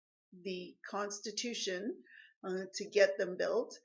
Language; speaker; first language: English; native; English